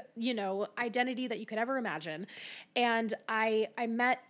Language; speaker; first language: English; native; English